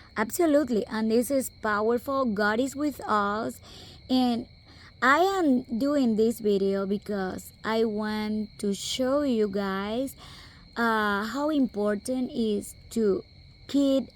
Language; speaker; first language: English; non-native, local second language; Spanish